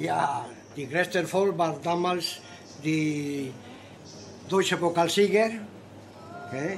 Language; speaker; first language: German; non-native, fluent; Spanish